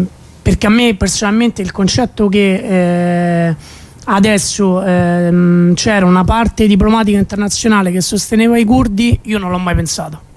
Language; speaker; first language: Italian; native; Italian